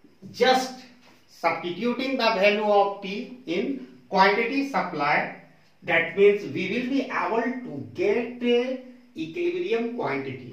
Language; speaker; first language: English; non-native, local second language; Hindi